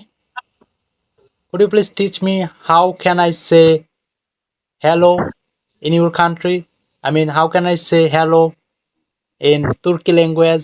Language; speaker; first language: English; non-native, fluent; Bangla